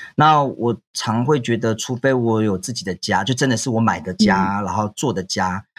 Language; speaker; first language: Chinese; native; Chinese